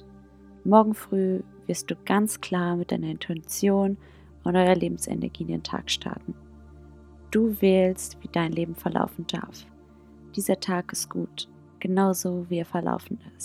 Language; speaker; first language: German; native; German